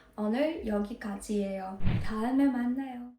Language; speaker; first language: Korean; non-native, fluent; Ukrainian